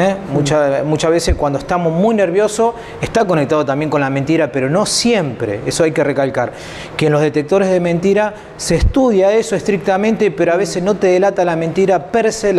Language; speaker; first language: Spanish; native; Spanish